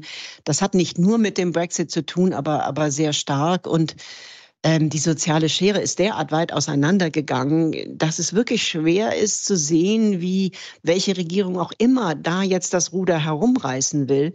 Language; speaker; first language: German; native; German